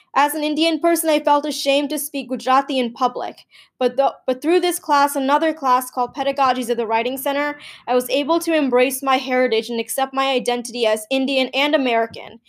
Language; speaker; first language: English; early bilingual, other home language; Gujarati